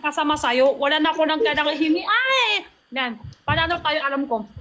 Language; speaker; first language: Filipino; non-native, learner; Chinese